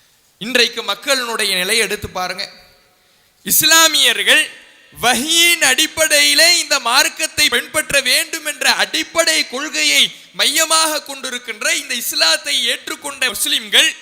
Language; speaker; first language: Tamil; native; Tamil